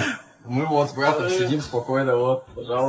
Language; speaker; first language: Russian; native; Russian